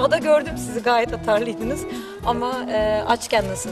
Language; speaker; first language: Turkish; native; Turkish